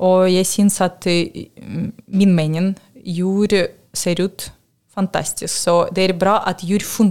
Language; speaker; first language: Norwegian; non-native, learner; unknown